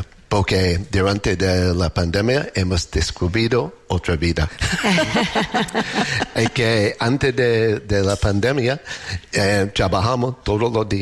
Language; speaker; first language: Spanish; non-native, fluent; English